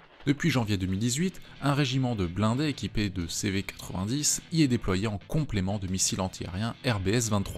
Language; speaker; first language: French; native; French